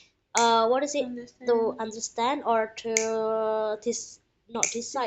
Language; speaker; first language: English; non-native, fluent; Indonesian